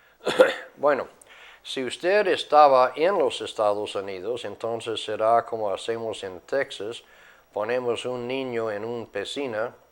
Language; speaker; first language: Spanish; non-native, fluent; English